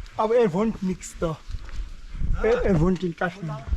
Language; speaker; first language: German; non-native, learner; Nepali